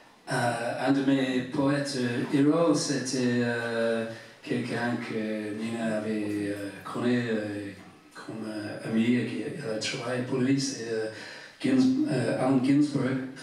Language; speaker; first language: French; non-native, fluent; English